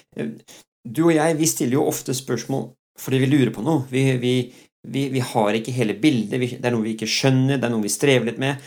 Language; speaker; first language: Norwegian; early bilingual, other home language; Dutch